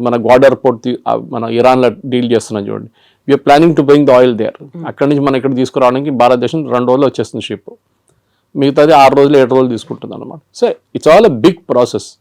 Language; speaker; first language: Telugu; non-native, local second language; Malayalam